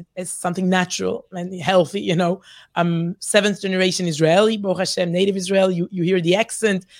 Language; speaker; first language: English; non-native, fluent; Hebrew